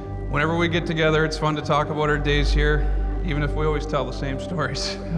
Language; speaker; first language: English; native; English